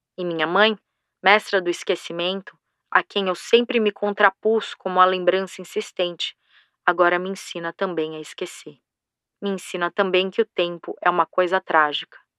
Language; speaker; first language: Portuguese; native; Portuguese